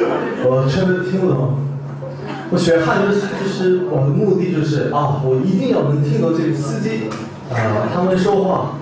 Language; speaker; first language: Chinese; non-native, fluent; Korean